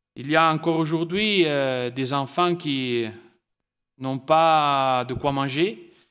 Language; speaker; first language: French; non-native, local second language; Italian